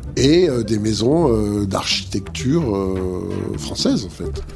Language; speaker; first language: French; native; French